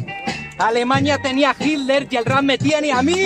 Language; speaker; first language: Spanish; native; Spanish